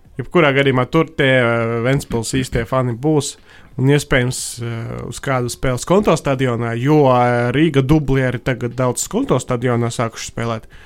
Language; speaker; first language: Latvian; non-native, local second language; Russian